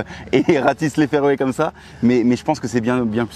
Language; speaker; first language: French; native; French